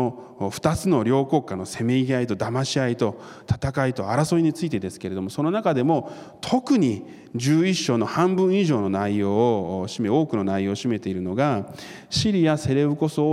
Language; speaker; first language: Japanese; non-native, fluent; Korean